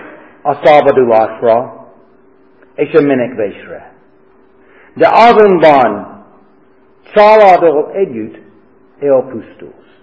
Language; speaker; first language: Hungarian; non-native, fluent; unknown